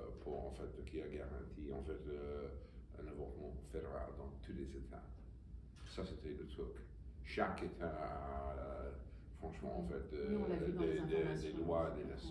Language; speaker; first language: French; non-native, fluent; English